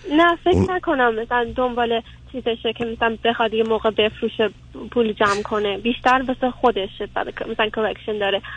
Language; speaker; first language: Persian; early bilingual, heritage; Persian